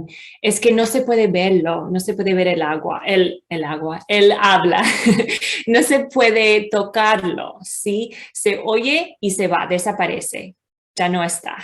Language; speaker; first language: Spanish; non-native, fluent; English